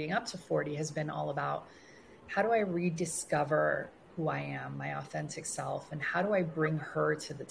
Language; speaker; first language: English; native; English